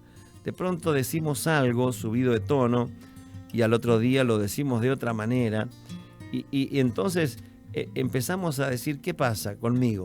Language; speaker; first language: Spanish; native; Spanish